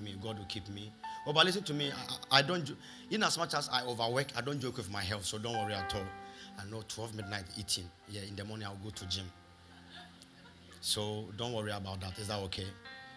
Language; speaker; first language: English; non-native, local second language; Akan